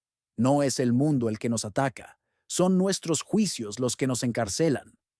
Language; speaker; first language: Spanish; native; Spanish